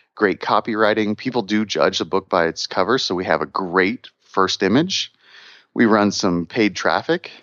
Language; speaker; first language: English; native; English